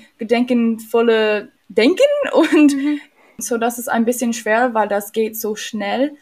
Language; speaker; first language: German; non-native, learner; English